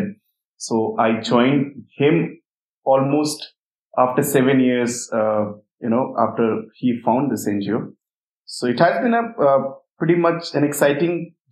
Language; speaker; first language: English; non-native, local second language; Hindi